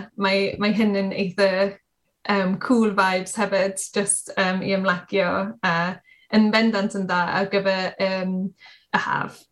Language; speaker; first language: Welsh; non-native, learner; English